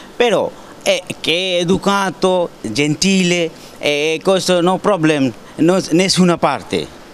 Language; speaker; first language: Italian; non-native, learner; Bangla